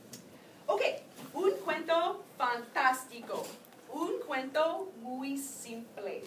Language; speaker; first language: Spanish; non-native, fluent; English